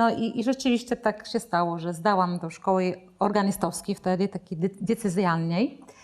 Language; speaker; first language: Polish; non-native, fluent; Italian